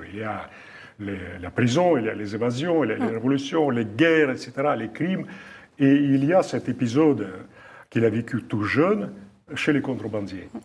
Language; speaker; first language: French; non-native, fluent; Russian